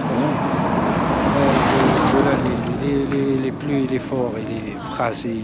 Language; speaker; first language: French; non-native, learner; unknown